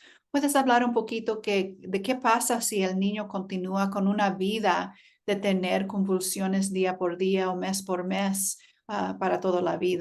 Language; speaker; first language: Spanish; early bilingual, heritage; Spanish